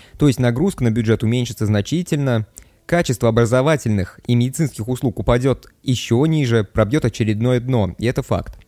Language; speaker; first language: Russian; native; Russian